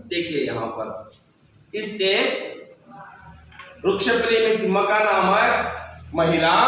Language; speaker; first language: Hindi; non-native, local second language; Kannada